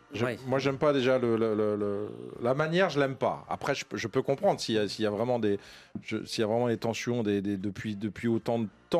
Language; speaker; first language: French; native; French